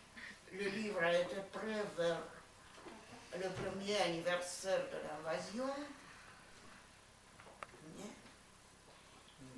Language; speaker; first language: French; non-native, fluent; Russian